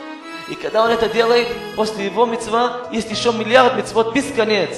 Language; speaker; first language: Russian; non-native, learner; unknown